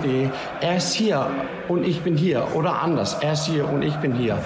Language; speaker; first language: German; non-native, learner; Danish